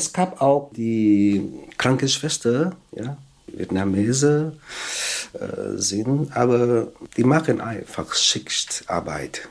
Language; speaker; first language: German; non-native, fluent; Vietnamese